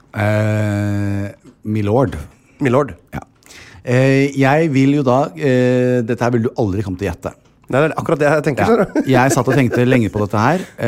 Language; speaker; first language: Norwegian; native; Norwegian